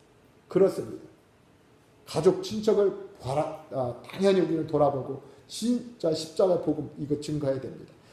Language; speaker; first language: Korean; native; Korean